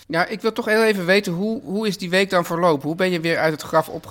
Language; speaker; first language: Dutch; native; Dutch